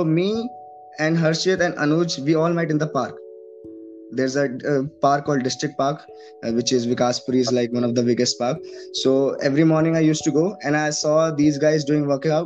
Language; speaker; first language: English; non-native, local second language; Hindi